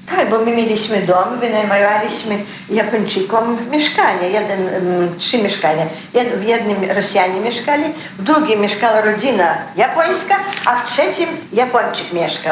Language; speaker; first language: Polish; early bilingual, heritage; Polish